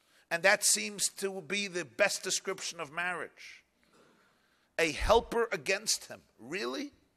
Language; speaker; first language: English; native; English